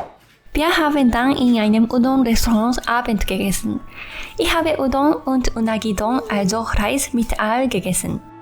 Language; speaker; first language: German; non-native, fluent; Japanese